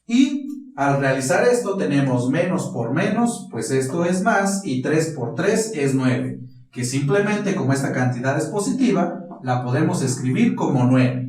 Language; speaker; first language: Spanish; native; Spanish